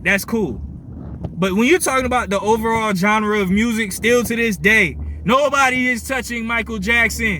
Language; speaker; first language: English; native; English